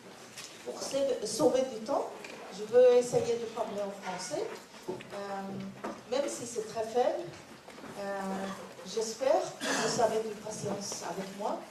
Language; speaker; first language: French; non-native, learner; Norwegian